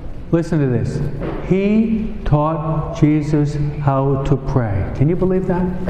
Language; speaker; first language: English; non-native, fluent; Spanish